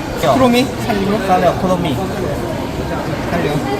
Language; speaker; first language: Korean; native; Korean